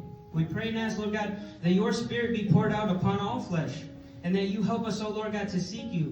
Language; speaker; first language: English; native; English